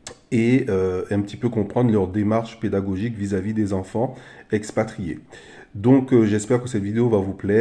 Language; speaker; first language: French; native; French